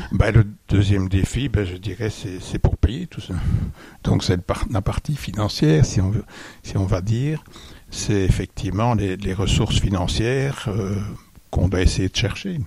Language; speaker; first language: French; native; French